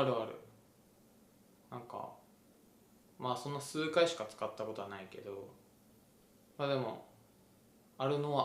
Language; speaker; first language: Japanese; native; Japanese